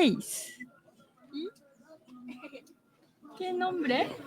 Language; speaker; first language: Spanish; non-native, learner; Japanese